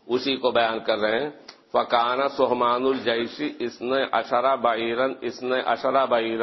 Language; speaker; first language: Urdu; native; Urdu